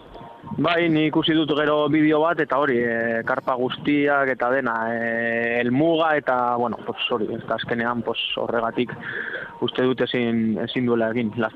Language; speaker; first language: Basque; non-native, local second language; Spanish